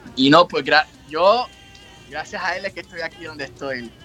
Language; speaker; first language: Spanish; native; Spanish